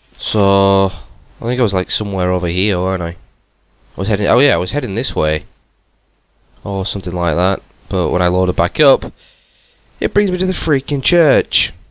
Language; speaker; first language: English; native; English